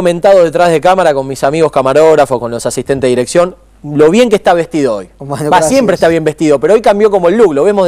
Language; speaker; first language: Spanish; native; Spanish